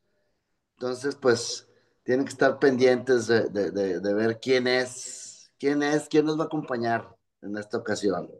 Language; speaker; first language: Spanish; native; Spanish